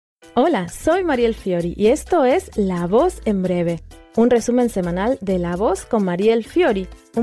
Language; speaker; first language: Spanish; native; Spanish